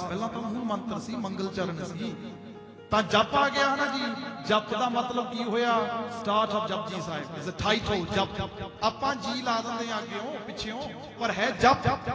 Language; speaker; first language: Punjabi; early bilingual, other home language; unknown